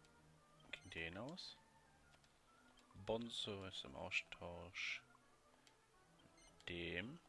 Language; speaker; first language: German; native; German